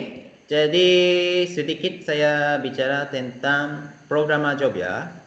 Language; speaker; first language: Indonesian; non-native, fluent; Japanese